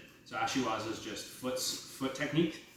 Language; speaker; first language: English; native; English